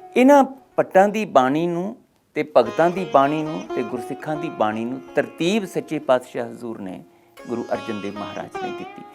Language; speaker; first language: Punjabi; native; Punjabi